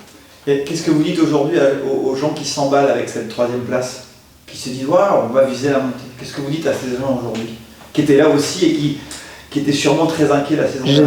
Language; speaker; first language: French; native; French